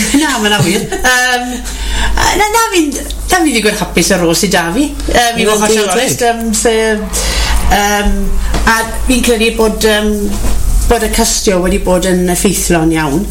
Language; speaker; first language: Welsh; native; Welsh